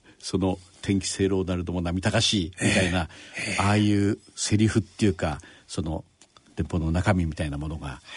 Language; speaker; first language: Japanese; native; Japanese